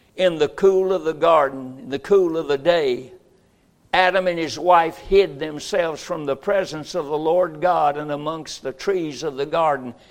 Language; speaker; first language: English; native; English